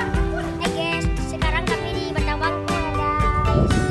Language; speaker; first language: Indonesian; non-native, local second language; Minangkabau